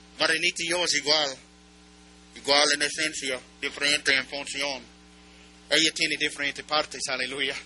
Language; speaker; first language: Spanish; non-native, learner; English